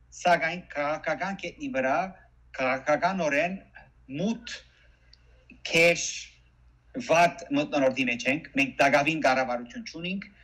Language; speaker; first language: Armenian; early bilingual, heritage; Armenian